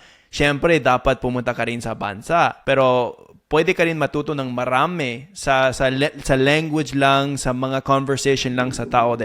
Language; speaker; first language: Filipino; non-native, fluent; English